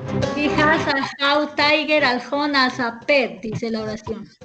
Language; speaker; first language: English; non-native, learner; Spanish